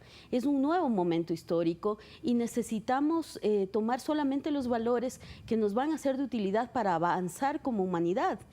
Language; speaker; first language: Spanish; native; Spanish